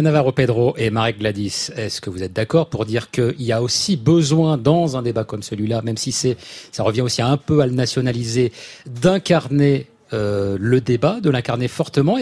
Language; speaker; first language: French; native; French